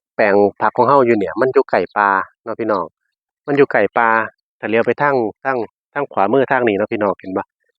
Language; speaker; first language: Thai; native; Thai